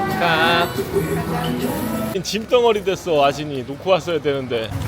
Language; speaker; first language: Korean; native; Korean